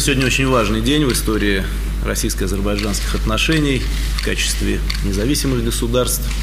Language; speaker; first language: Russian; native; Russian